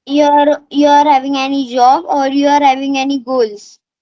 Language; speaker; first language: English; non-native, learner; Marathi